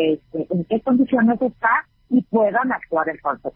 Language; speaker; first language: Spanish; native; Spanish